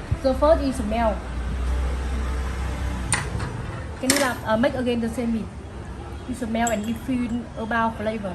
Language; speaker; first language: English; non-native, learner; Vietnamese